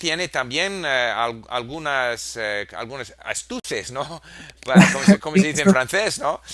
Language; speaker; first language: Spanish; non-native, fluent; English